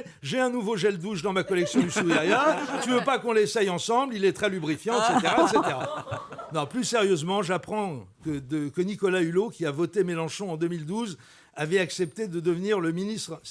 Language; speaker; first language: French; native; French